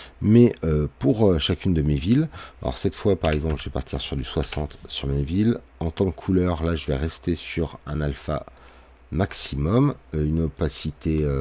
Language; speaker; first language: French; native; French